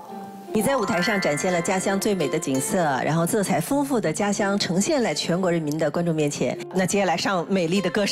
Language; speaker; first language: Chinese; native; Chinese